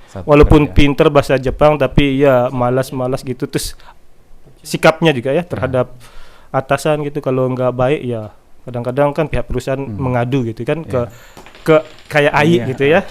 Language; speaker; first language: Indonesian; native; Indonesian